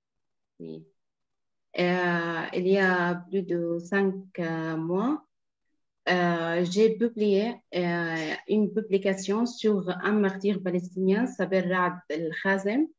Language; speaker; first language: French; non-native, fluent; Arabic